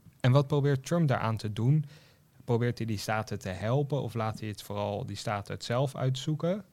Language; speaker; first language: Dutch; native; Dutch